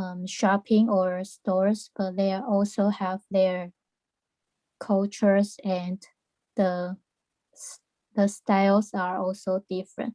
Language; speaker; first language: English; non-native, learner; Chinese